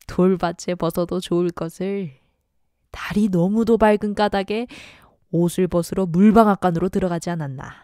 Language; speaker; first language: Korean; native; Korean